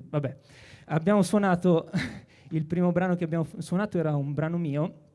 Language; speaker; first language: Italian; native; Italian